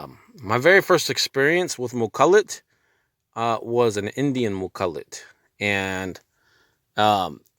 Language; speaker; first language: English; native; English